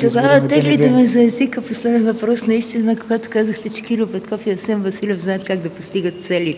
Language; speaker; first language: Bulgarian; native; Bulgarian